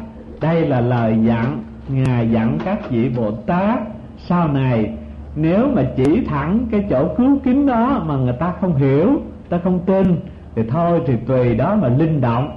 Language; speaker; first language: Vietnamese; native; Vietnamese